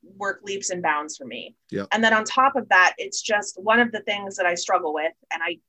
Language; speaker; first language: English; native; English